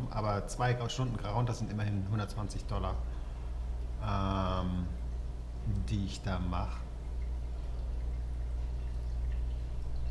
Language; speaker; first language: German; native; German